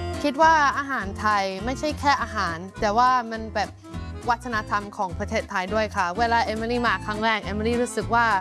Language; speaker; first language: Thai; non-native, fluent; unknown